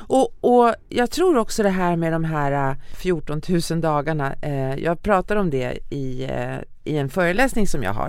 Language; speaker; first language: Swedish; native; Swedish